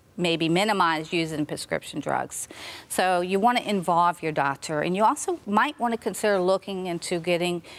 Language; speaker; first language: English; native; English